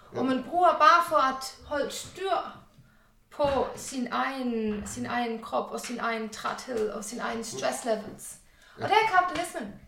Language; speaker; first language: Danish; non-native, fluent; English